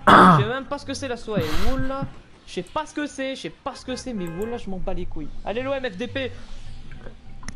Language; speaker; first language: French; native; French